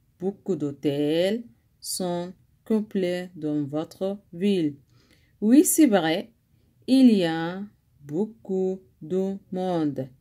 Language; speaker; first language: French; non-native, learner; Arabic